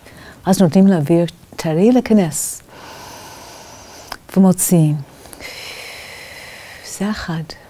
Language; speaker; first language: Hebrew; non-native, fluent; English